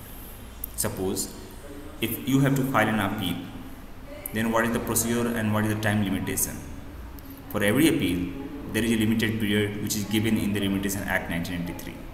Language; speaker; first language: English; non-native, local second language; Hindi